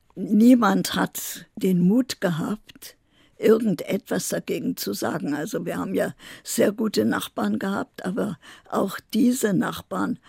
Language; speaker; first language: German; native; German